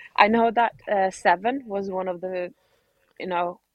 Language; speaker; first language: English; non-native, fluent; Norwegian